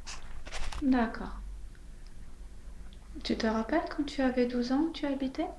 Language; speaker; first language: French; native; French